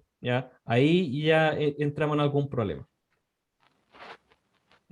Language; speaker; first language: Spanish; native; Spanish